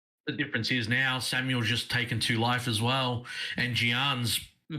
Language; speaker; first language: English; native; English